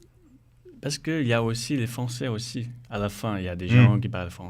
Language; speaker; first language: French; non-native, learner; Chinese